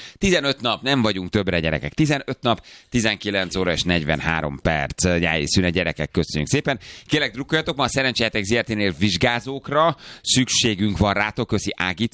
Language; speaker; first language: Hungarian; native; Hungarian